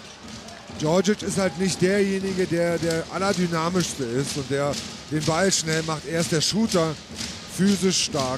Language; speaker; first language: German; native; German